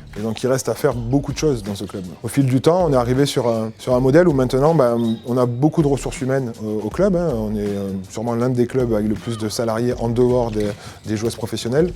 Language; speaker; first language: French; native; French